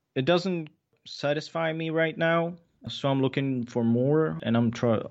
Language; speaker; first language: English; non-native, fluent; Czech